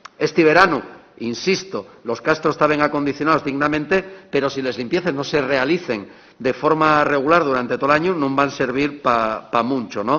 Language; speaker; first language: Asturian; non-native, local second language; Spanish